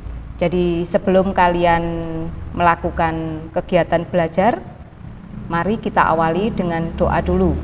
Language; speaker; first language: Malay; native; Malay